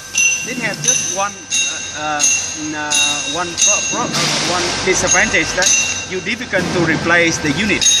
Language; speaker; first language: English; non-native, learner; Vietnamese